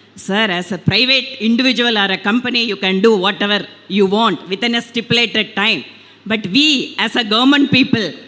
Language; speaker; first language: English; non-native, local second language; Tamil